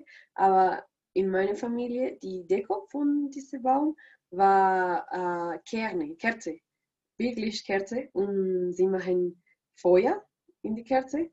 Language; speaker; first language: German; non-native, learner; Spanish